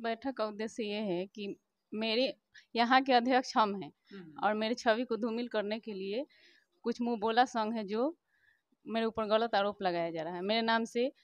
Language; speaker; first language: Hindi; native; Hindi